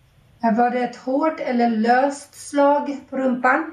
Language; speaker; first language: Swedish; native; Swedish